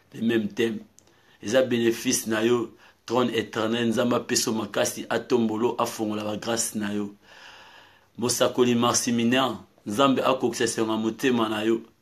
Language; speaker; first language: Lingala; non-native, local second language; Kituba (Democratic Republic of Congo)